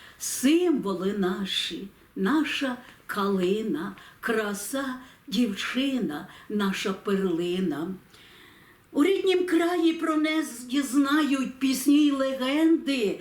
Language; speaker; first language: Ukrainian; native; Ukrainian